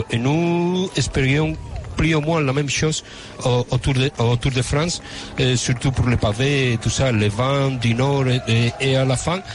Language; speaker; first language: French; non-native, fluent; Spanish